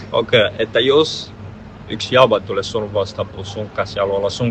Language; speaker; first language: Finnish; non-native, learner; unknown